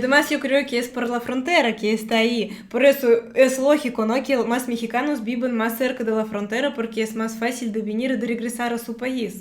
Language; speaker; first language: Spanish; non-native, fluent; Russian